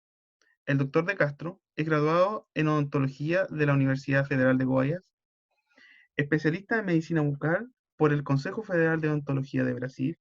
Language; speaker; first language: Spanish; native; Spanish